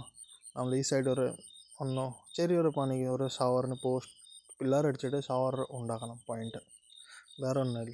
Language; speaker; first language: Malayalam; non-native, learner; Bangla